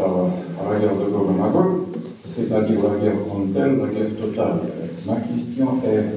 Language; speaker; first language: French; non-native, fluent; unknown